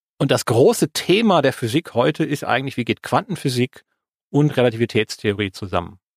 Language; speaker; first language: German; native; German